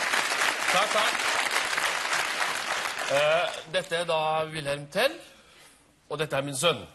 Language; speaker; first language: Norwegian; native; Norwegian